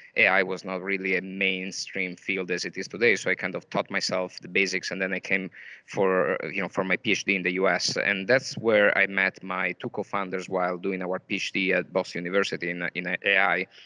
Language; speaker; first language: English; non-native, fluent; Italian